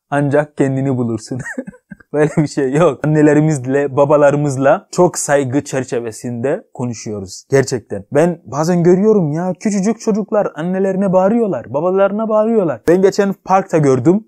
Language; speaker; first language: Turkish; non-native, fluent; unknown